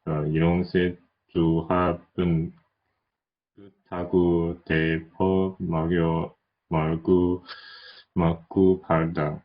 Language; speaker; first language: Korean; non-native, learner; Chinese